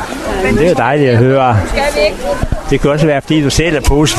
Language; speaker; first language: Danish; native; Danish